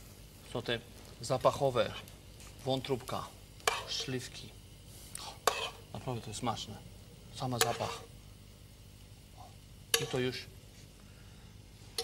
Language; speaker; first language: Polish; non-native, fluent; French